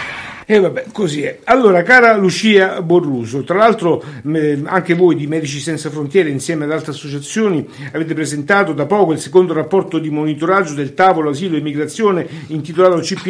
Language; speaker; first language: Italian; native; Italian